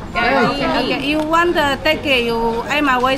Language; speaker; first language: English; non-native, learner; Chinese